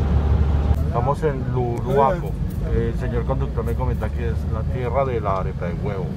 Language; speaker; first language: Spanish; native; Spanish